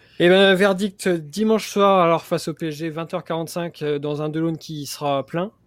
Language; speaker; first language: French; native; French